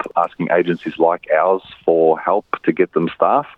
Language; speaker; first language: English; early bilingual, other home language; Macedonian